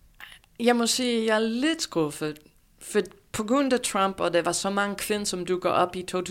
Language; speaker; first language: Danish; non-native, fluent; English